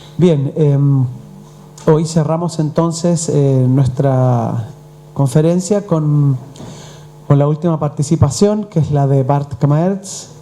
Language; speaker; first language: Spanish; native; Spanish